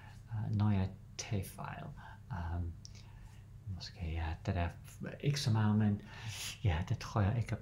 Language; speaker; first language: Danish; non-native, learner; English